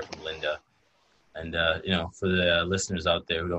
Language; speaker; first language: English; non-native, local second language; Yoruba